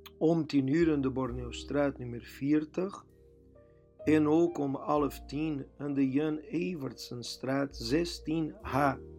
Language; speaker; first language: Dutch; non-native, fluent; Portuguese